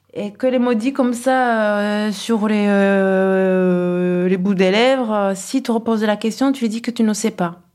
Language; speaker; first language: French; non-native, local second language; Kinyarwanda